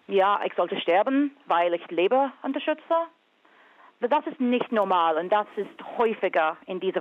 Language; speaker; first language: German; non-native, fluent; English